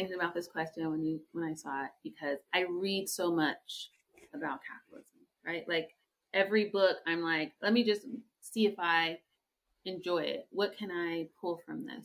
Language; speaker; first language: English; native; English